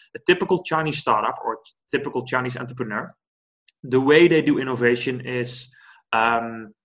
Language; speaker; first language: English; non-native, fluent; Dutch